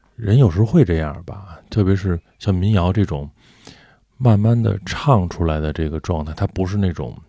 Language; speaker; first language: Chinese; native; Chinese